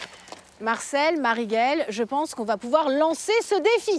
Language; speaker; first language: French; native; French